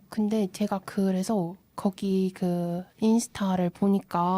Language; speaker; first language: Korean; native; Korean